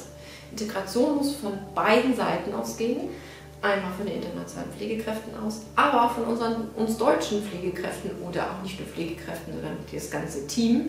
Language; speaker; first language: German; native; German